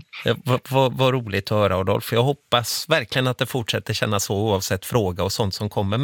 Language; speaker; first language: Swedish; native; Swedish